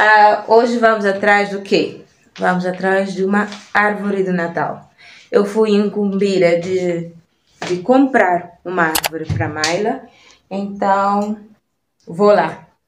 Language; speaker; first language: Portuguese; non-native, local second language; Kabuverdianu